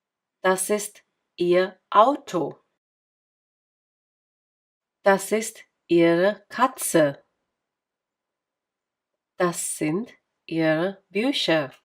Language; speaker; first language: German; non-native, fluent; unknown